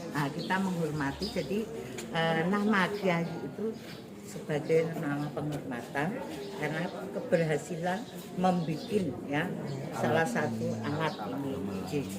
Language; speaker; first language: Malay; non-native, local second language; Javanese